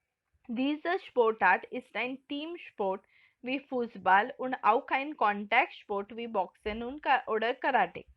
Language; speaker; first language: German; non-native, fluent; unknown